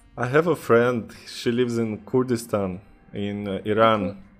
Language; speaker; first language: English; non-native, fluent; Russian